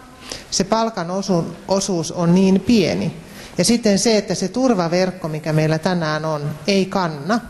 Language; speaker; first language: Finnish; non-native, local second language; Swedish